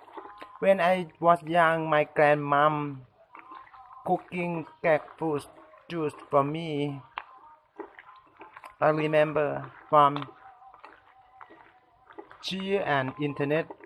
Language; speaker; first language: English; non-native, learner; Thai